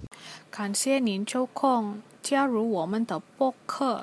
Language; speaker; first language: Chinese; non-native, learner; Indonesian